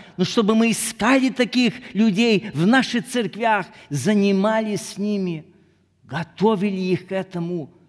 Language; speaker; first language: Russian; native; Russian